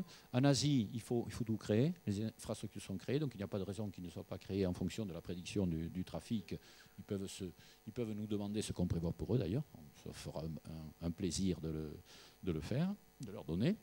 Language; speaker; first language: French; native; French